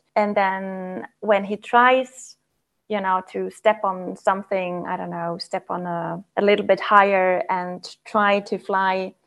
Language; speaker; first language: English; non-native, fluent; German